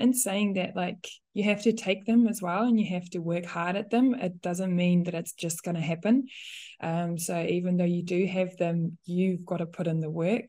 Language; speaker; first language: English; non-native, local second language; Afrikaans